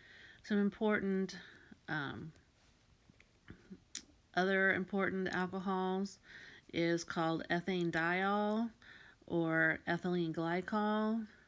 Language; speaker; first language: English; native; English